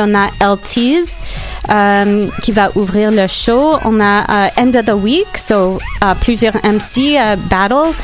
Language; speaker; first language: French; non-native, local second language; English